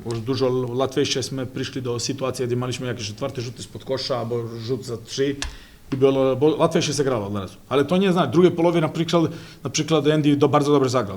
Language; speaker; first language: Polish; non-native, fluent; Serbian